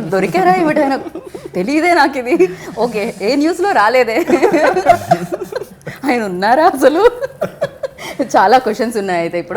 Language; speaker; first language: Telugu; native; Telugu